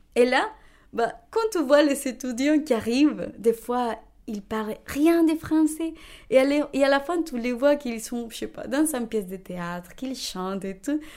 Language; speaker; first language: French; non-native, fluent; Spanish